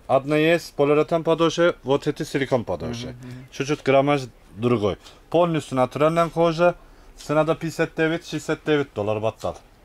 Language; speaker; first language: Russian; non-native, learner; Turkish